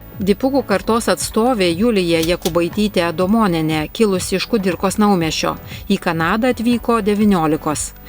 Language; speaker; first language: Lithuanian; native; Lithuanian